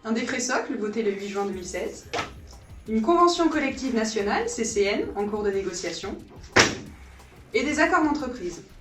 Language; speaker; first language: French; native; French